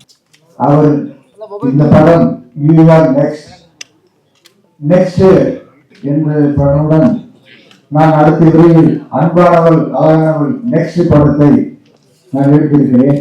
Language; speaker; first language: Tamil; native; Tamil